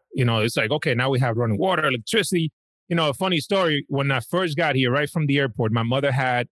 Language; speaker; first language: English; early bilingual, other home language; Spanish